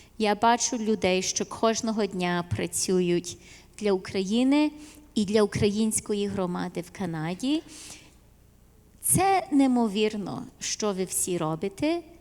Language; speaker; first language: Ukrainian; early bilingual, heritage; Ukrainian